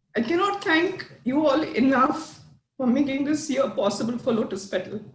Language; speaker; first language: English; non-native, local second language; Hindi